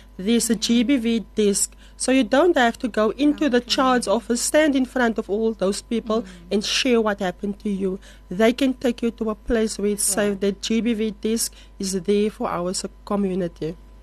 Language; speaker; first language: English; non-native, local second language; Afrikaans